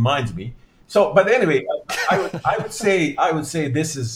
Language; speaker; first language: English; non-native, fluent; Bosnian